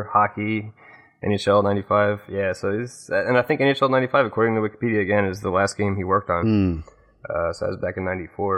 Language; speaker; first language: English; native; English